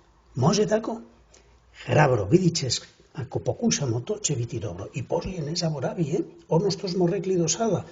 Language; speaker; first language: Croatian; non-native, fluent; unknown